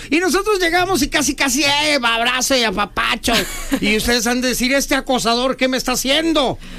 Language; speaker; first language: Spanish; native; Spanish